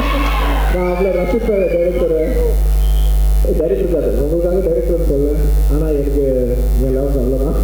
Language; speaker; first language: Tamil; non-native, local second language; Telugu